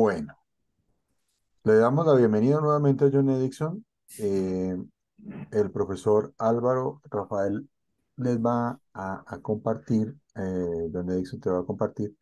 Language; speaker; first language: Spanish; native; Spanish